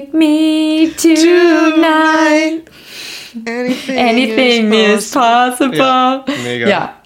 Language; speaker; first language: German; native; German